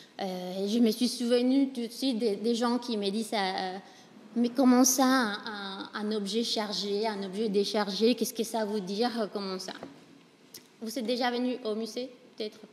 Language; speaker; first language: French; non-native, fluent; Spanish